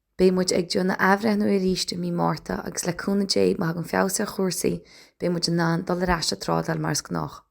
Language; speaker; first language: Irish; native; Irish